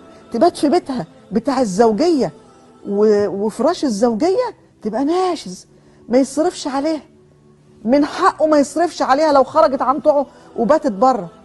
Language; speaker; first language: Arabic; native; Arabic